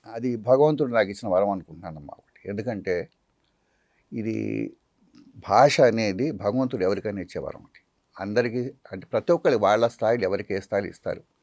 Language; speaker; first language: Telugu; non-native, local second language; Tamil